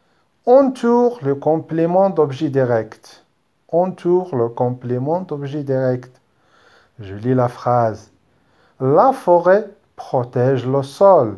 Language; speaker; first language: French; non-native, local second language; Arabic